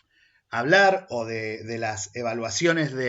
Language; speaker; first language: Spanish; native; Spanish